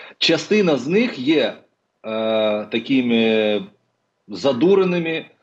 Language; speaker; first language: Ukrainian; non-native, local second language; Russian